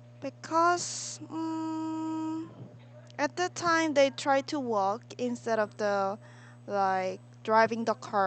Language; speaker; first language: English; non-native, learner; Korean